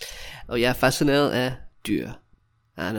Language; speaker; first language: Danish; non-native, fluent; English